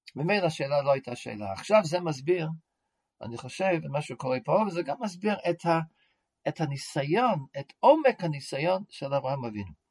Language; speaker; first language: Hebrew; non-native, fluent; English